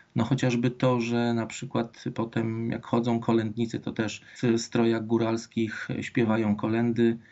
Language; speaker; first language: Polish; native; Polish